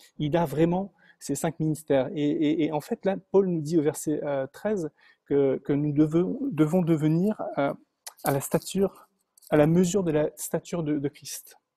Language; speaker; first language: French; native; French